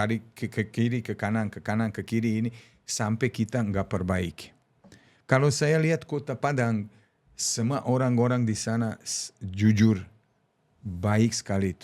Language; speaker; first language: Indonesian; non-native, fluent; Serbian